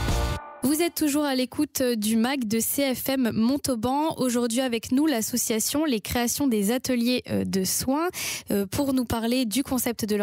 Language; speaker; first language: French; native; French